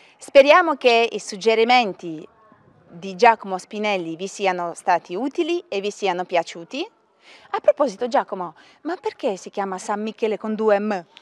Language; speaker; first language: Italian; native; Italian